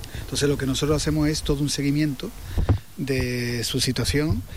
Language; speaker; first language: Spanish; native; Spanish